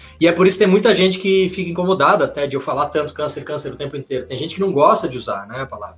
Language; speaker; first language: Portuguese; native; Portuguese